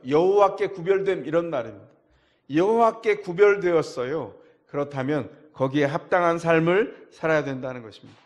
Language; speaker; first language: Korean; native; Korean